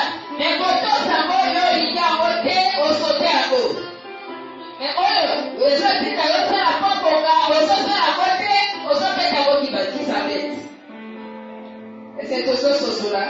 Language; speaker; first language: French; non-native, local second language; Lingala